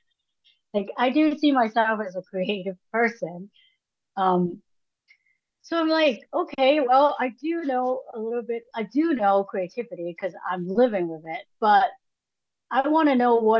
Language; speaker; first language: English; non-native, local second language; Cantonese